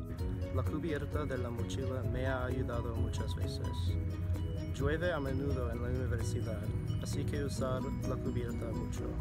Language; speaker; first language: Spanish; non-native, learner; English